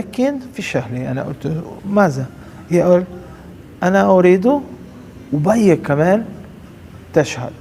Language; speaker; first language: Arabic; non-native, learner; Portuguese